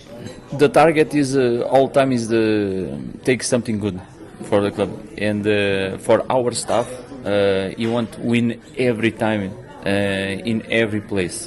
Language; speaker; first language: English; non-native, learner; Portuguese